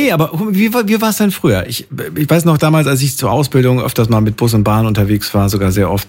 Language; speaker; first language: German; native; German